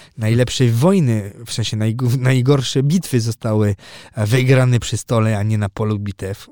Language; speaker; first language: Polish; early bilingual, heritage; Polish